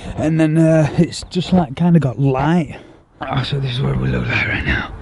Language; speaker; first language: English; native; English